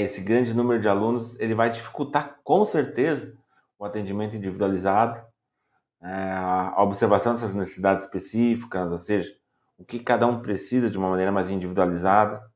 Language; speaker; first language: Portuguese; native; Portuguese